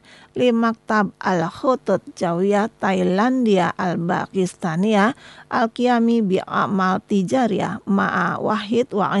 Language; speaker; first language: Arabic; non-native, fluent; Indonesian